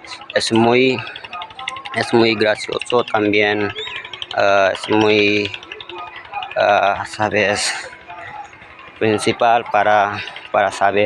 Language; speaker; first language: Spanish; non-native, learner; Hindi